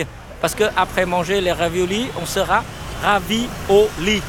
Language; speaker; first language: French; non-native, fluent; Vietnamese